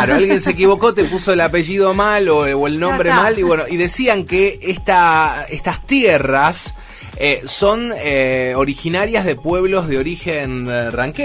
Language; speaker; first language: Spanish; native; Spanish